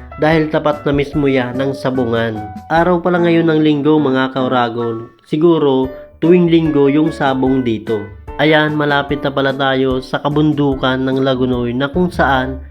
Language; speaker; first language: Filipino; non-native, local second language; Bikol